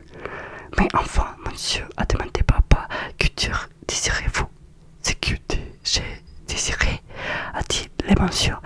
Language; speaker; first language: French; non-native, learner; Russian